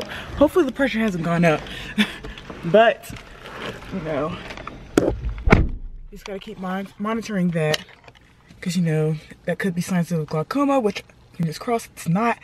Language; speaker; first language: English; native; English